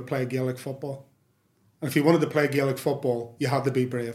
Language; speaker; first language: English; native; English